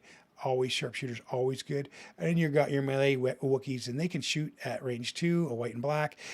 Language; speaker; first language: English; native; English